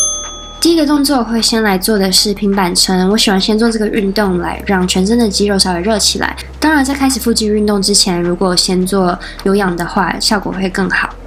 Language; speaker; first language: Chinese; native; Chinese